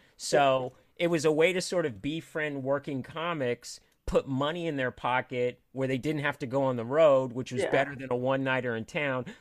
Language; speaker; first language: English; native; English